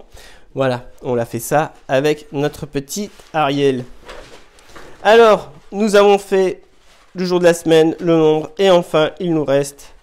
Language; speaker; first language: French; native; French